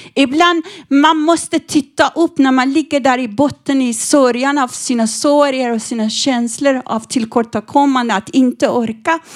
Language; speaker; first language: Swedish; non-native, fluent; Persian